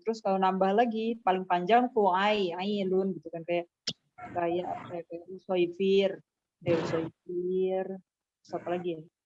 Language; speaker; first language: Indonesian; native; Indonesian